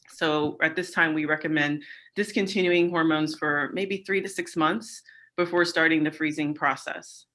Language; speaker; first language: English; native; English